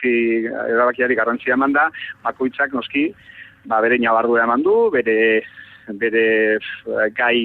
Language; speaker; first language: Basque; native; Basque